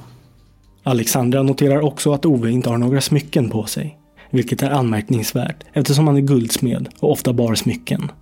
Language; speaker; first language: Swedish; native; Swedish